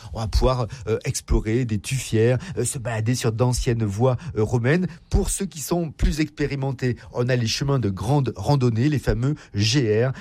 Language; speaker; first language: French; native; French